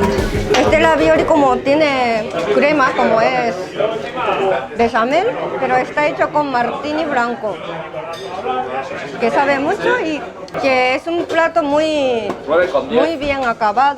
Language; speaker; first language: Spanish; non-native, fluent; Japanese